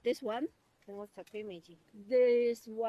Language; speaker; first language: English; non-native, learner; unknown